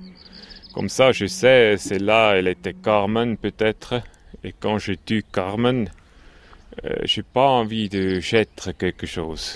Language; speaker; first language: French; non-native, local second language; German